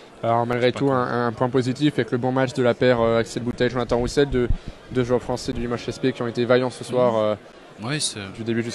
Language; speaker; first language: French; native; French